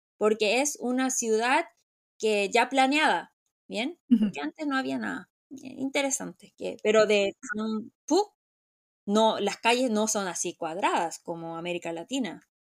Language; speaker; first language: Spanish; non-native, fluent; Korean